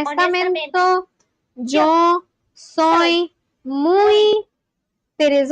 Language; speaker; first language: Spanish; non-native, learner; Bangla